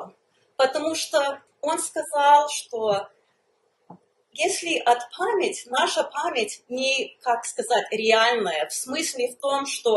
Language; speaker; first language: Russian; early bilingual, heritage; Russian